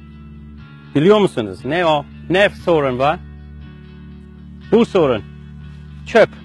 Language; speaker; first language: Turkish; non-native, fluent; English